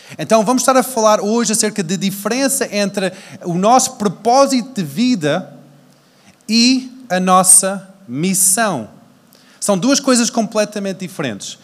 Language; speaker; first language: Portuguese; early bilingual, other home language; English